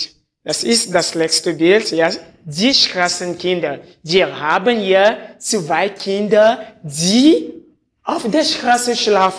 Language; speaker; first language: German; non-native, fluent; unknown